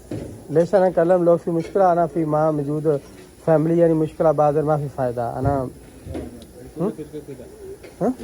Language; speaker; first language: Arabic; non-native, learner; Urdu